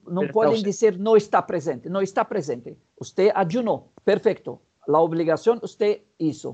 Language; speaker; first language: Spanish; non-native, fluent; Portuguese